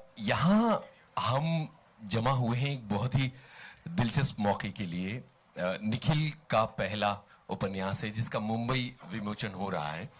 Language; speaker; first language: Hindi; native; Hindi